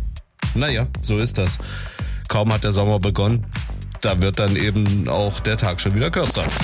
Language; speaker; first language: German; native; German